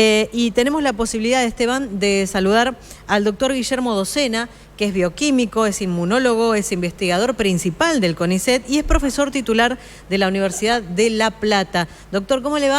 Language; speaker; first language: Spanish; native; Spanish